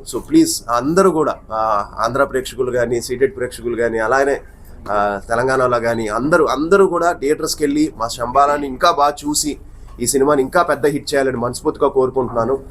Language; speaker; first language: Telugu; native; Telugu